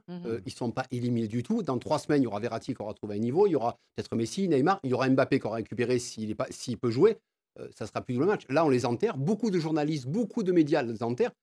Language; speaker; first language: French; native; French